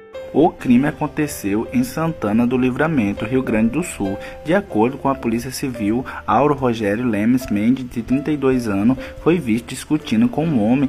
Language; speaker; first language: Portuguese; native; Portuguese